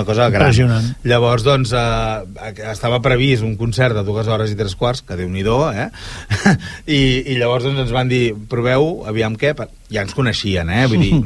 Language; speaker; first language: Catalan; native; Catalan